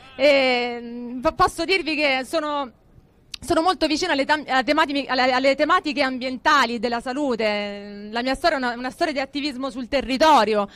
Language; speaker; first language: Italian; native; Italian